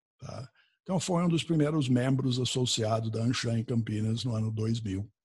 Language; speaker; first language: Portuguese; non-native, fluent; English